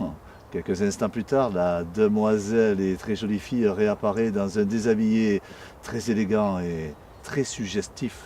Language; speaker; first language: French; native; French